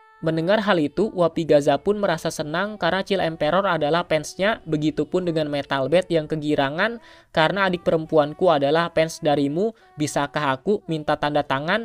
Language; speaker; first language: Indonesian; native; Indonesian